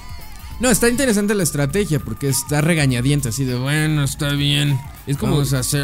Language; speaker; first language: Spanish; native; Spanish